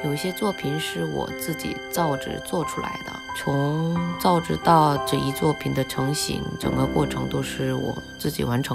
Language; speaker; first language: Chinese; non-native, fluent; Korean